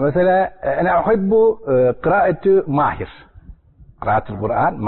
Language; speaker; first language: Arabic; non-native, learner; Turkish